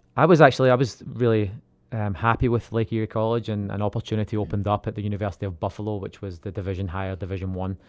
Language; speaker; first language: English; native; English